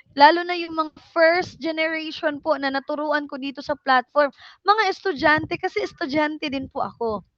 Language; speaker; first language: Filipino; non-native, local second language; Cebuano